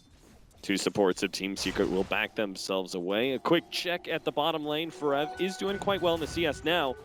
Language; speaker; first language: English; native; English